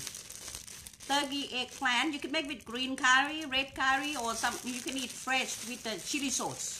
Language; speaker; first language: English; non-native, learner; Thai